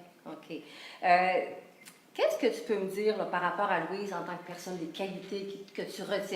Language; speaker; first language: French; native; French